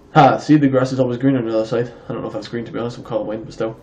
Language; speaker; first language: English; native; English